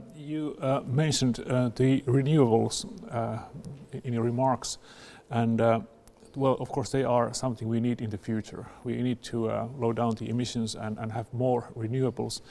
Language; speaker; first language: English; non-native, fluent; Finnish